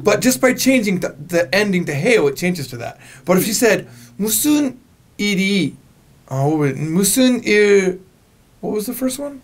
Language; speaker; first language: English; native; English